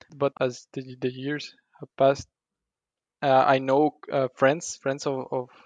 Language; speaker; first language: English; non-native, fluent; Spanish